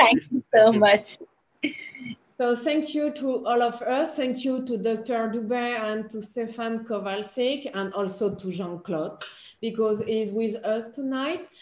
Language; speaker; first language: English; non-native, fluent; French